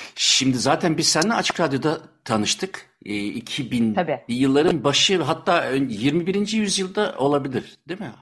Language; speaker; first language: Turkish; native; Turkish